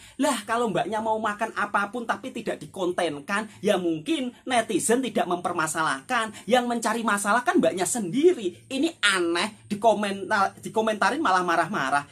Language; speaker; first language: Indonesian; native; Indonesian